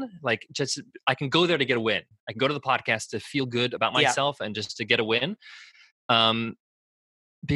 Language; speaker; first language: English; native; English